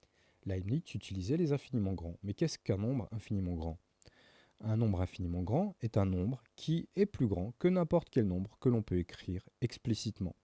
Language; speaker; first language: French; native; French